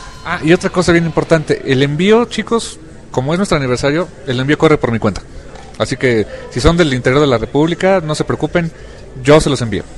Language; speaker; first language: Spanish; native; Spanish